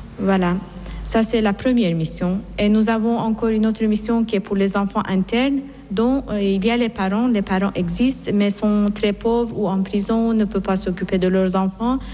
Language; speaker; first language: French; non-native, fluent; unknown